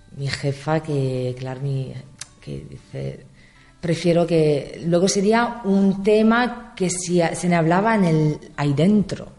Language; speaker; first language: Spanish; non-native, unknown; Italian